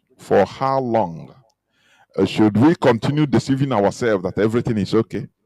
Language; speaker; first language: English; non-native, local second language; Igbo